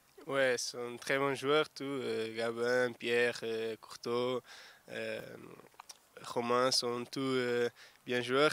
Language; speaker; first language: French; non-native, fluent; Portuguese